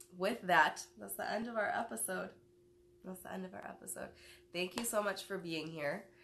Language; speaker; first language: English; native; English